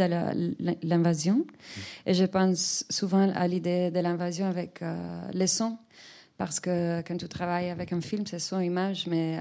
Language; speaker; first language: French; non-native, fluent; Spanish